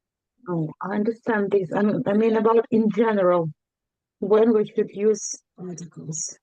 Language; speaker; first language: English; non-native, learner; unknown